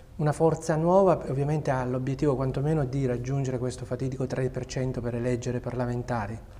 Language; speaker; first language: Italian; native; Italian